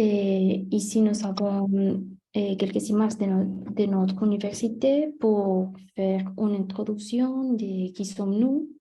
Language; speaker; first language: French; non-native, learner; Spanish